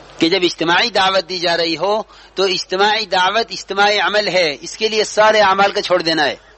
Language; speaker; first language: Urdu; native; Urdu